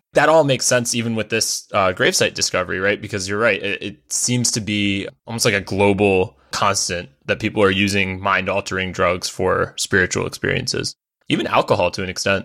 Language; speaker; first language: English; native; English